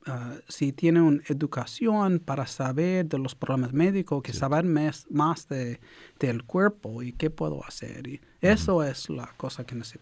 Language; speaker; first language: Spanish; early bilingual, heritage; English